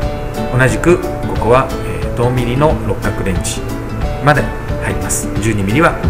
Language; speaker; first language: Japanese; native; Japanese